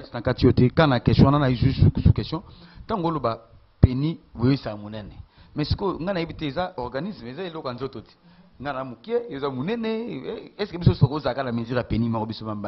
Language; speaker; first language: French; non-native, local second language; Lingala